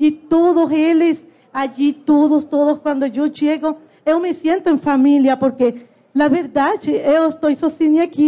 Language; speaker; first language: Portuguese; non-native, learner; Spanish